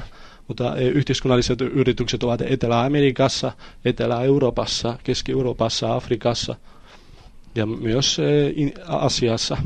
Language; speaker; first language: Finnish; non-native, fluent; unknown